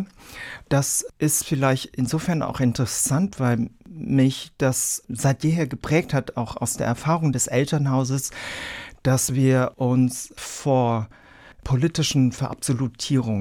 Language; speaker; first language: German; early bilingual, other home language; Vietnamese